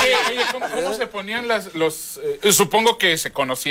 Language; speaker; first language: Spanish; native; Spanish